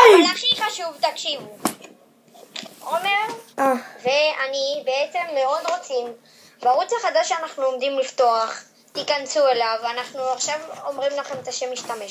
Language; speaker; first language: Hebrew; native; Hebrew